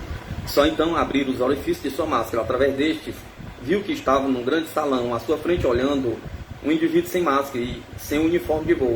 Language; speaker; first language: Portuguese; native; Portuguese